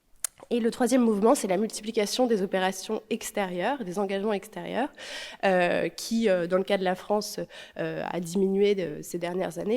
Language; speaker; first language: French; native; French